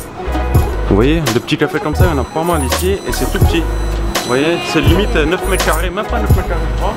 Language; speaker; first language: French; native; French